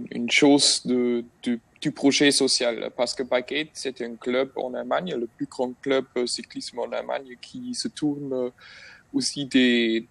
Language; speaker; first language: French; non-native, fluent; German